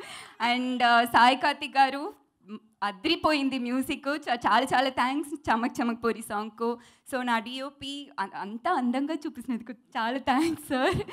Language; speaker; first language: Telugu; non-native, learner; Tamil